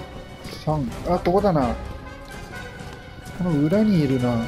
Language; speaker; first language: Japanese; native; Japanese